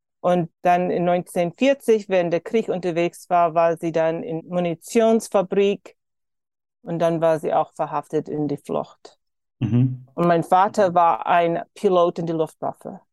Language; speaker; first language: German; early bilingual, heritage; German